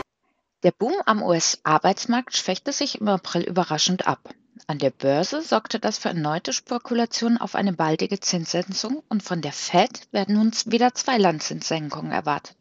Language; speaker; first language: German; native; German